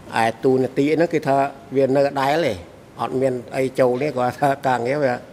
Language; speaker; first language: Khmer; native; Khmer